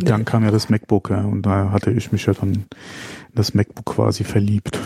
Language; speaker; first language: German; native; German